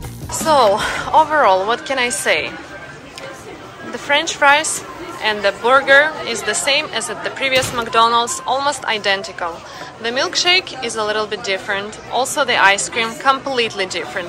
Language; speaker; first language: English; non-native, fluent; Russian